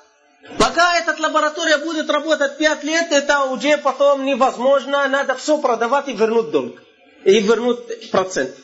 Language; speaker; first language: Russian; non-native, fluent; Arabic